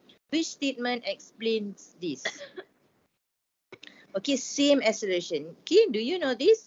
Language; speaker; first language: English; non-native, local second language; Malay